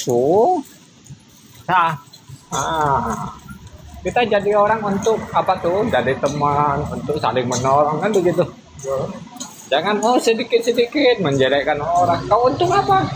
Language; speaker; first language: Indonesian; non-native, learner; Vietnamese